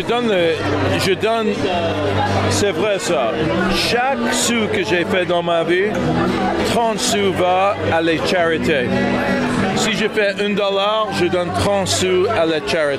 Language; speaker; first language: French; non-native, learner; English